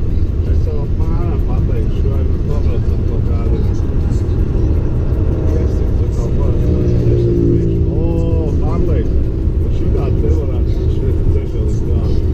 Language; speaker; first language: Latvian; native; Latvian